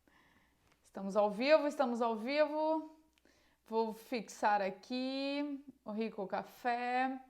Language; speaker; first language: Portuguese; native; Portuguese